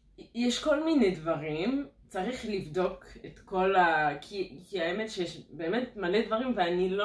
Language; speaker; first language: Hebrew; non-native, fluent; French